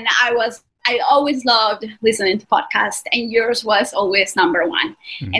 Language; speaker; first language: English; non-native, fluent; Spanish